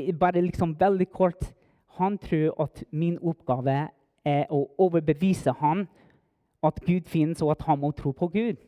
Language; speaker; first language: Norwegian; non-native, fluent; English